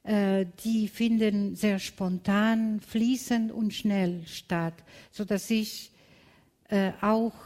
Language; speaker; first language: German; non-native, fluent; Spanish